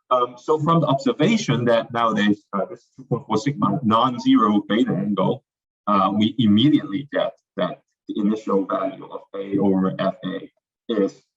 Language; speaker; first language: English; non-native, fluent; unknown